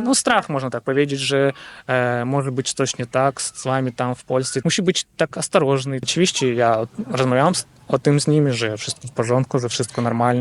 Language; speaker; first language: Polish; non-native, learner; Russian